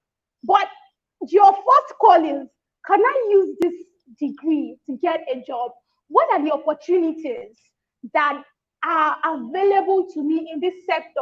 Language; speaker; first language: English; non-native, local second language; Yoruba